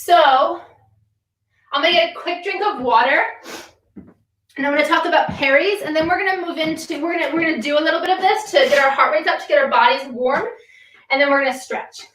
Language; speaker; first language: English; native; English